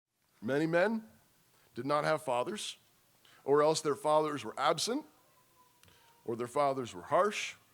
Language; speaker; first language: English; native; English